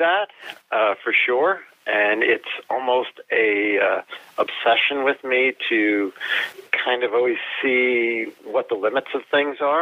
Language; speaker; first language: English; native; English